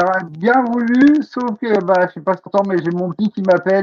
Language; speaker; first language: French; native; French